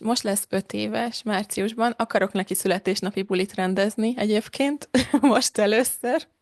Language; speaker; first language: Hungarian; native; Hungarian